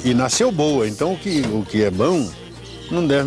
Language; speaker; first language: Portuguese; native; Portuguese